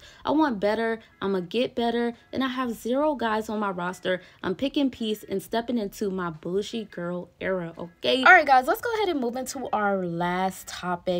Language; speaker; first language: English; native; English